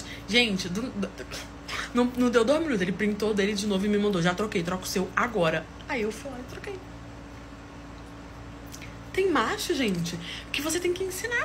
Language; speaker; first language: Portuguese; native; Portuguese